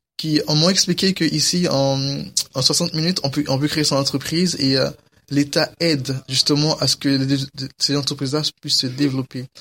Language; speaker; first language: French; native; French